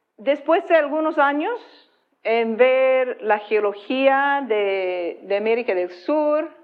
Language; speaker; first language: Spanish; non-native, fluent; English